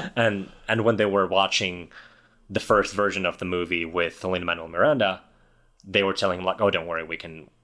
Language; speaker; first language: English; non-native, fluent; Finnish